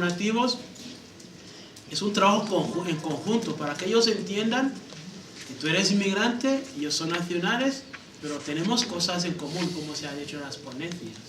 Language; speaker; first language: Spanish; non-native, fluent; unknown